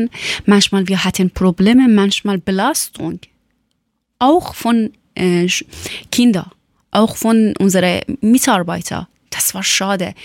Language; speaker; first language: German; non-native, learner; Persian